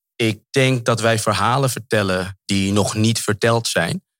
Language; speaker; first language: Dutch; native; Dutch